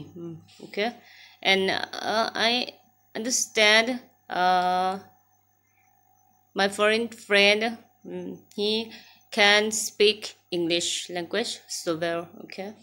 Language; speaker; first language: English; non-native, learner; Thai